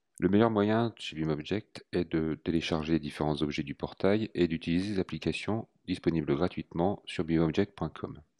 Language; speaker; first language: French; native; French